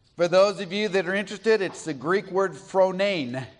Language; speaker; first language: English; native; English